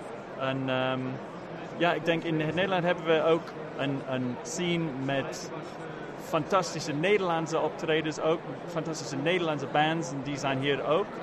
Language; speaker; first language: Dutch; non-native, fluent; English